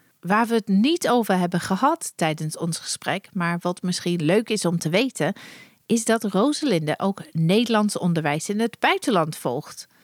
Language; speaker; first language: Dutch; non-native, fluent; English